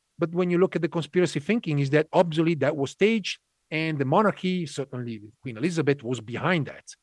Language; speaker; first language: English; non-native, fluent; Italian